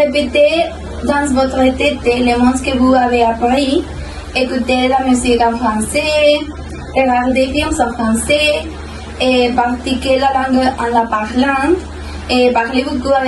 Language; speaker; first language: French; non-native, learner; Spanish